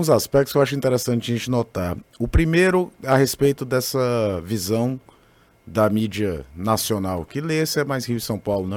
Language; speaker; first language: Portuguese; native; Portuguese